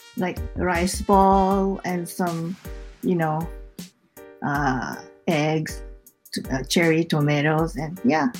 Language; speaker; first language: English; non-native, fluent; Japanese